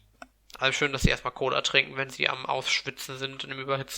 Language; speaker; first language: German; native; German